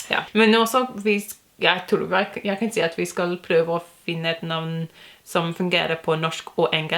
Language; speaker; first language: Norwegian; non-native, learner; English